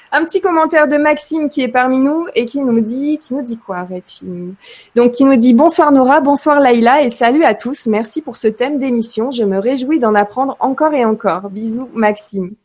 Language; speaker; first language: French; native; French